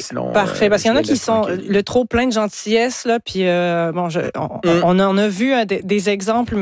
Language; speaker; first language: French; native; French